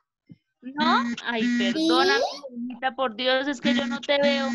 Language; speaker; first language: Spanish; native; Spanish